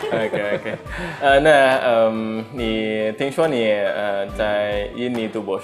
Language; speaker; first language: Chinese; non-native, fluent; Indonesian